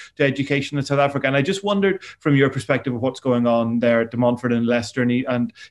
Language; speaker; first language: English; native; English